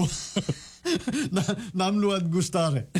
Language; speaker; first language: Romanian; non-native, learner; French